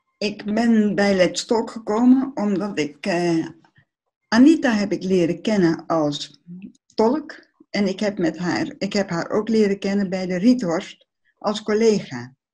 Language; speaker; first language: Dutch; early bilingual, other home language; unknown